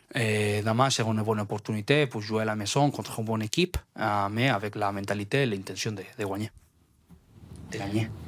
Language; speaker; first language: French; non-native, learner; Spanish